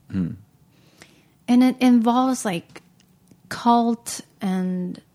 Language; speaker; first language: English; non-native, fluent; Japanese